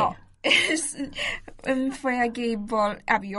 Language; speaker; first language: Spanish; non-native, learner; Chinese